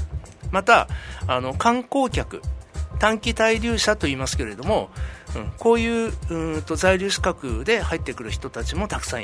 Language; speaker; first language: Japanese; native; Japanese